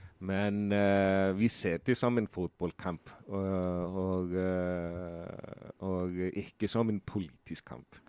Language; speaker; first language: Norwegian; non-native, fluent; Icelandic